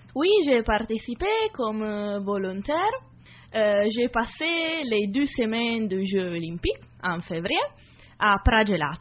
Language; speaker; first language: French; non-native, learner; Italian